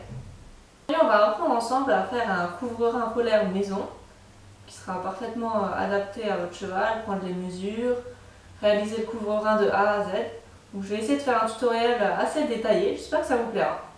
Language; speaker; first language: French; native; French